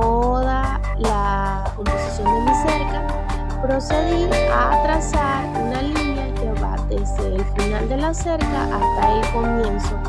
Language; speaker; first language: Spanish; native; Spanish